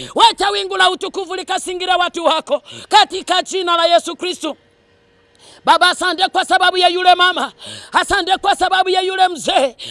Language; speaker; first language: Swahili; non-native, local second language; Luyia